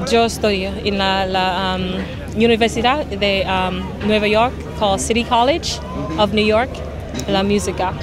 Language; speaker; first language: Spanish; non-native, learner; English